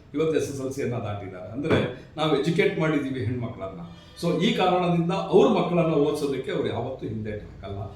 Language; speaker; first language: Kannada; non-native, local second language; Urdu